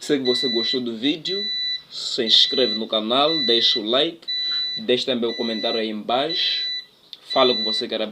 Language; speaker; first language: Portuguese; non-native, local second language; Tsonga